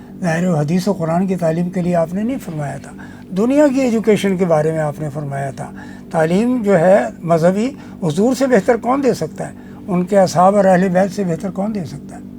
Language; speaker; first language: Urdu; non-native, local second language; Saraiki